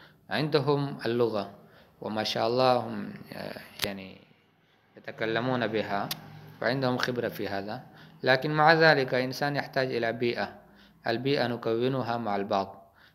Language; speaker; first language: Arabic; non-native, fluent; Urdu